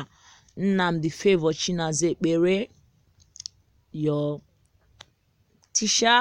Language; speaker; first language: English; non-native, local second language; Igbo